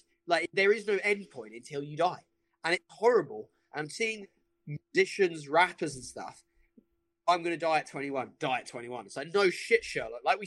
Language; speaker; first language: English; native; English